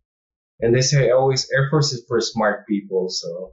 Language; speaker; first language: English; non-native, local second language; Filipino